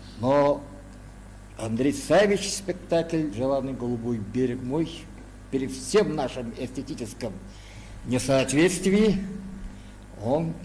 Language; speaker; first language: Russian; non-native, local second language; Yakut